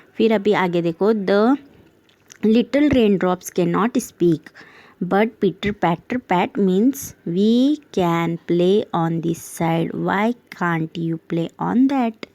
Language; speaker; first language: Urdu; native; Urdu